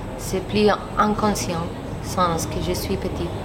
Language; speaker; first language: French; non-native, learner; Catalan